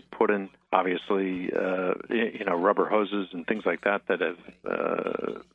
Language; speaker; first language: English; native; English